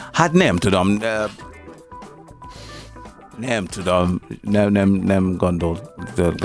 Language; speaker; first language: Hungarian; non-native, fluent; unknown